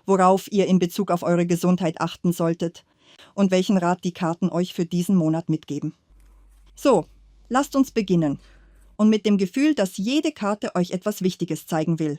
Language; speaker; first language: German; native; German